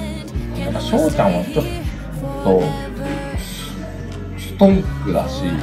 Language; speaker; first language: Japanese; native; Japanese